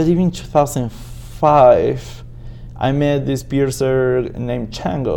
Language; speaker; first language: English; non-native, fluent; Spanish